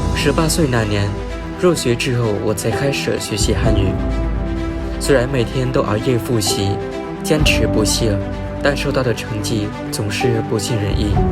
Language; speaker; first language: Chinese; non-native, fluent; Vietnamese